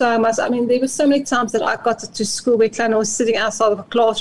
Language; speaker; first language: English; non-native, local second language; Afrikaans